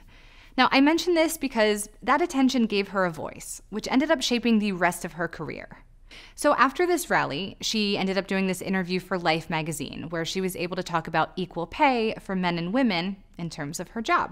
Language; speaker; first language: English; native; English